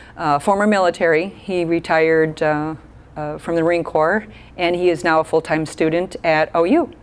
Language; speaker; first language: English; native; English